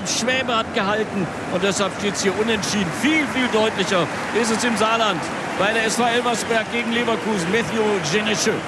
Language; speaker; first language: German; native; German